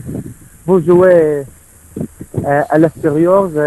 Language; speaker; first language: French; non-native, learner; Arabic